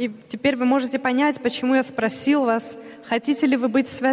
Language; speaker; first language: Russian; native; Russian